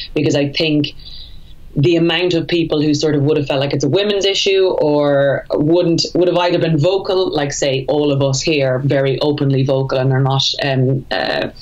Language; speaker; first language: English; native; English